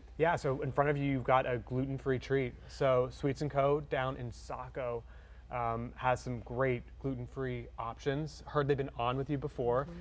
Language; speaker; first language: English; native; English